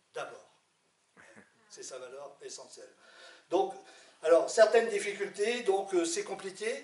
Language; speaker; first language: French; native; French